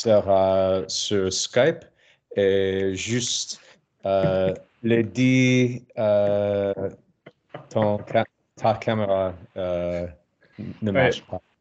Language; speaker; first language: French; non-native, learner; English